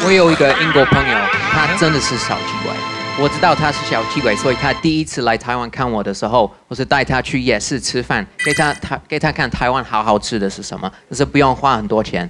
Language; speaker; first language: Chinese; non-native, fluent; English